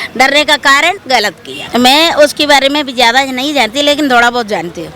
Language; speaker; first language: Hindi; non-native, local second language; Malayalam